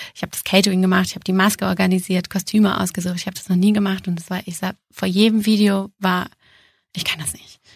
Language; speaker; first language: German; native; German